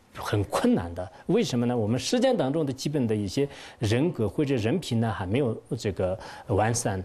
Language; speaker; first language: Chinese; non-native, local second language; Tibetan